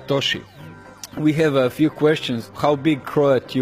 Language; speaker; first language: English; non-native, learner; Croatian